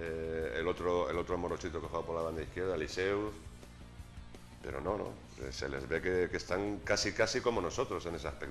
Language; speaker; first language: Spanish; native; Spanish